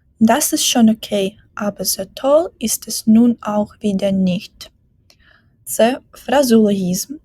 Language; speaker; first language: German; non-native, fluent; Ukrainian